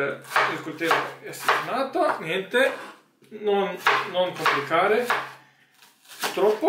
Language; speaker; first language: Italian; non-native, learner; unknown